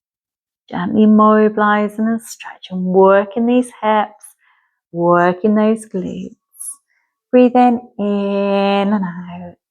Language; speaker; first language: English; native; English